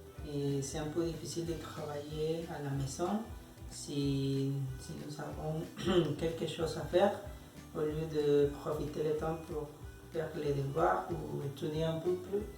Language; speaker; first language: French; non-native, learner; Spanish